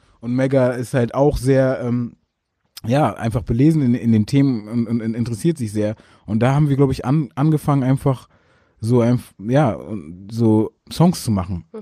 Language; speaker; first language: German; early bilingual, other home language; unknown